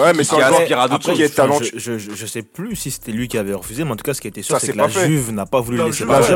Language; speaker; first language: French; native; French